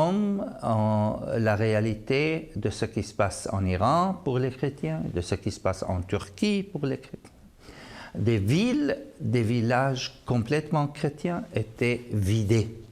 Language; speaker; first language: French; non-native, fluent; Arabic